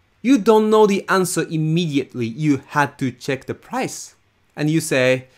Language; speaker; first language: English; non-native, fluent; Japanese